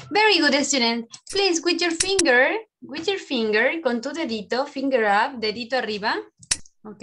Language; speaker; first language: English; non-native, learner; Spanish